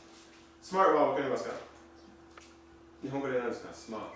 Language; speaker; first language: Japanese; non-native, learner; English